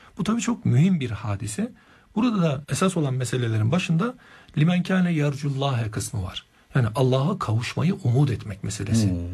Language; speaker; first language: Turkish; native; Turkish